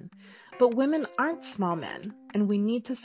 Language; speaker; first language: English; native; English